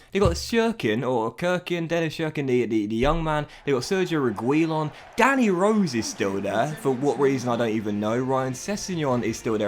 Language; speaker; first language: English; native; English